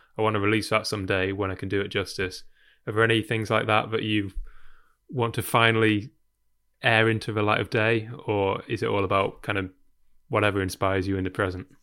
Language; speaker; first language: English; native; English